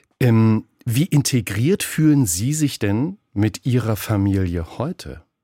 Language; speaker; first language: German; native; German